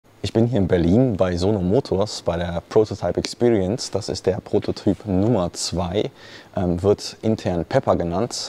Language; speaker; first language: German; native; German